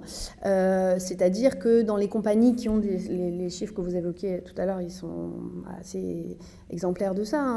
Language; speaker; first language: French; native; French